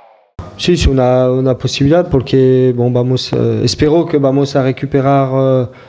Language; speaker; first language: Spanish; non-native, fluent; French